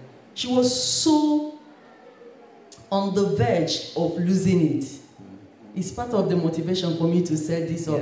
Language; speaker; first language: English; non-native, local second language; Igbo